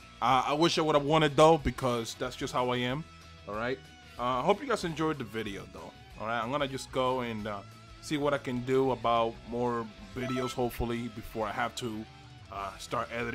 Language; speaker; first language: English; native; English